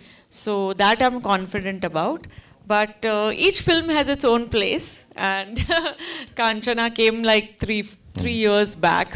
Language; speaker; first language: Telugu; non-native, learner; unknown